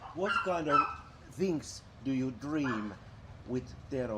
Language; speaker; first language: English; non-native, fluent; Finnish